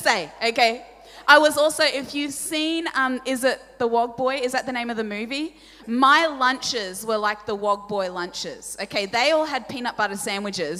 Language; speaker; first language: English; non-native, local second language; Polish